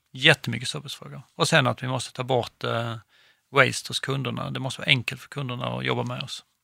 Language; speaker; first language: Swedish; native; Swedish